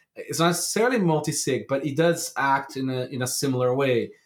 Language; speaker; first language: English; non-native, fluent; Portuguese